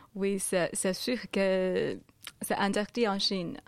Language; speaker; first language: French; non-native, fluent; Chinese